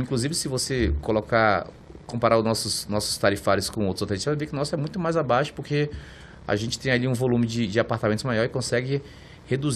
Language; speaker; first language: Portuguese; native; Portuguese